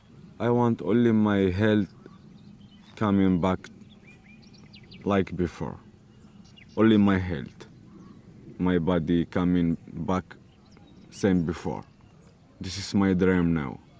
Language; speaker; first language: English; non-native, learner; Arabic